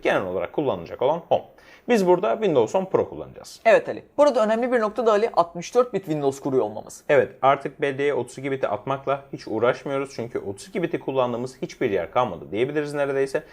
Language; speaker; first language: Turkish; native; Turkish